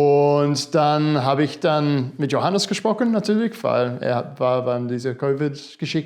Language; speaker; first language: German; non-native, fluent; English